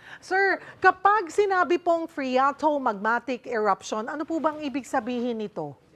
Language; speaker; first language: Filipino; native; Filipino